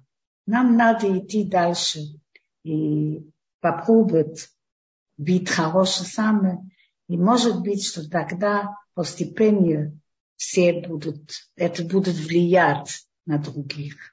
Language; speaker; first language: Russian; early bilingual, heritage; Hebrew